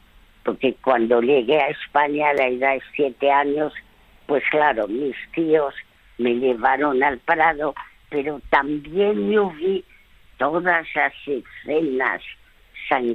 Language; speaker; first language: Spanish; early bilingual, other home language; French